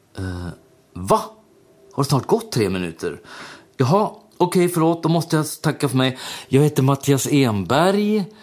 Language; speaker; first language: Swedish; native; Swedish